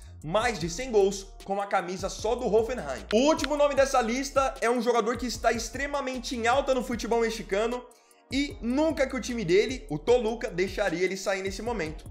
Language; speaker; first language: Portuguese; native; Portuguese